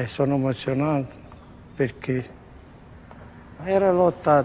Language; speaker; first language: Italian; early bilingual, heritage; Italian